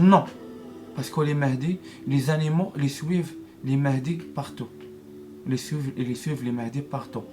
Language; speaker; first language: French; non-native, learner; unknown